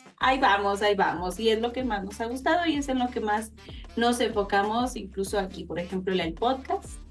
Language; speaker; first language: Spanish; native; Spanish